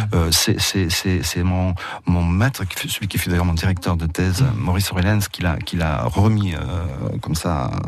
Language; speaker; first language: French; early bilingual, other home language; Catalan